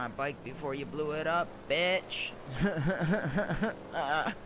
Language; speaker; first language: English; native; English